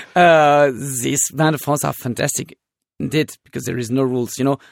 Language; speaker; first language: English; non-native, fluent; French